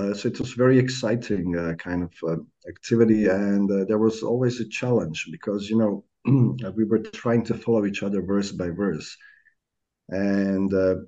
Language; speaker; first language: English; non-native, fluent; Croatian